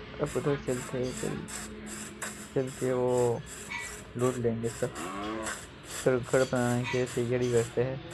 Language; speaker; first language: Hindi; non-native, local second language; Bangla